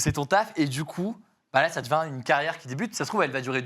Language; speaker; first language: French; native; French